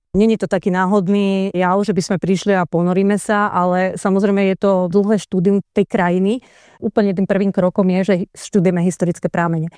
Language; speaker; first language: Slovak; native; Slovak